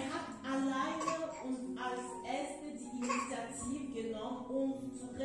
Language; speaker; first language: German; non-native, fluent; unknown